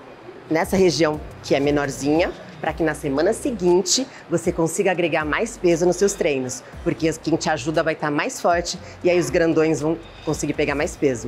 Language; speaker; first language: Portuguese; native; Portuguese